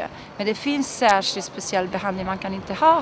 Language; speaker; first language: Swedish; non-native, fluent; Italian